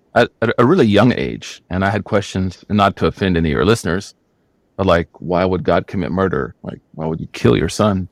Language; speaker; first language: English; native; English